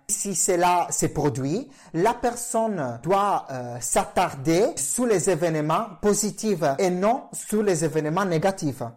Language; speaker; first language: French; non-native, fluent; Italian